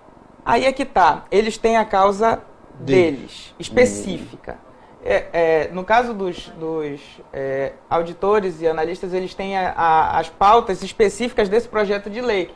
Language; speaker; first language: Portuguese; native; Portuguese